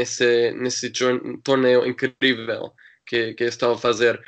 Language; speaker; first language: Portuguese; non-native, learner; English